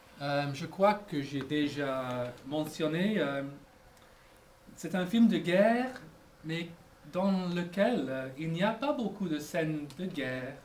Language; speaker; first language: French; non-native, fluent; English